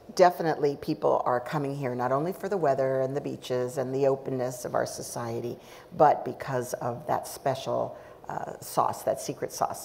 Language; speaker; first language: English; native; English